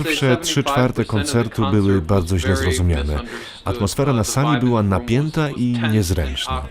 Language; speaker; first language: Polish; non-native, fluent; English